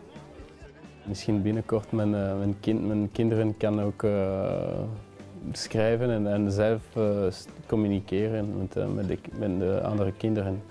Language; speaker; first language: Dutch; non-native, local second language; French